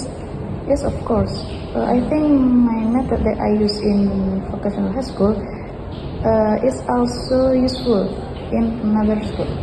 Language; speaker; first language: English; non-native, fluent; Indonesian